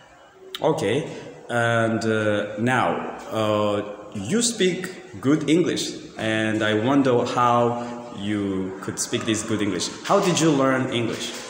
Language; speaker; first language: English; non-native, fluent; Rundi